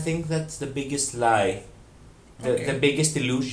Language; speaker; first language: English; non-native, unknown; Greek